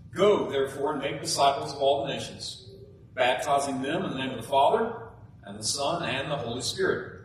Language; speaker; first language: English; native; English